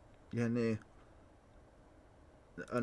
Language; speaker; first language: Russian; non-native, learner; English